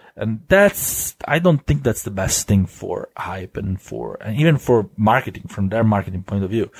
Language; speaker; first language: English; non-native, fluent; Italian